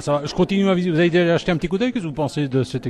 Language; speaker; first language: French; native; French